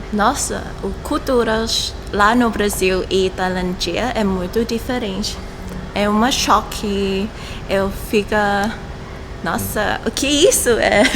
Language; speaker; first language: Portuguese; non-native, learner; Thai